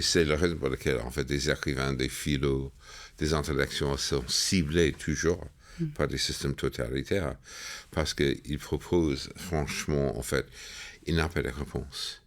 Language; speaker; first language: French; non-native, fluent; English